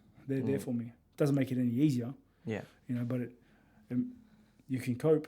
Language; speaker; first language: English; native; English